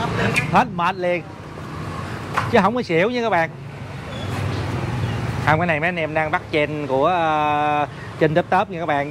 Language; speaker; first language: Vietnamese; native; Vietnamese